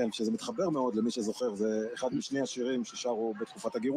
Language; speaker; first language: Hebrew; native; Hebrew